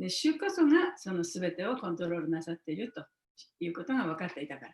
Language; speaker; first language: Japanese; native; Japanese